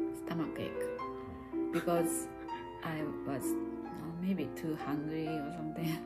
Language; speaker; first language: English; non-native, fluent; Japanese